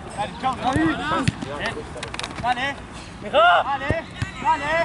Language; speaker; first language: Spanish; native; Spanish